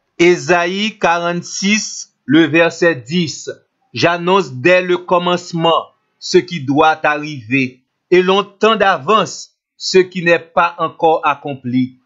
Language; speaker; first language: French; non-native, local second language; Haitian Creole